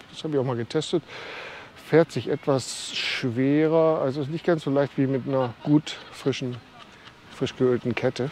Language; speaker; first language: German; native; German